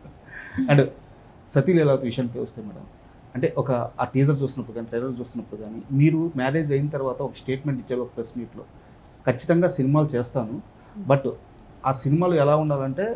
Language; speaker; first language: Telugu; native; Telugu